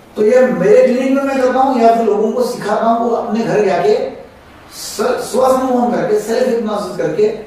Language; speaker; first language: Hindi; non-native, local second language; Marathi